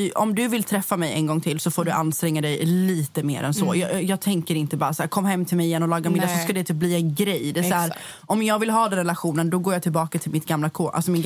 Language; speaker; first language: Swedish; native; Swedish